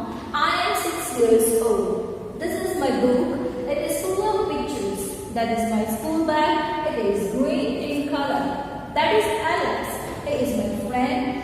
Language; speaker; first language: English; non-native, local second language; Hindi